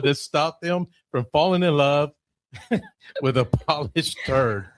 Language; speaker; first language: English; native; English